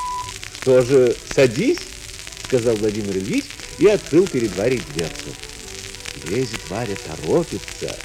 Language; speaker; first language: Russian; native; Russian